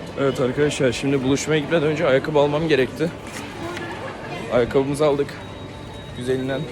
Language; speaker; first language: Turkish; native; Turkish